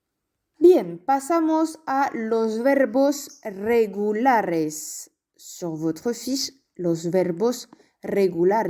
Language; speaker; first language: Spanish; non-native, fluent; French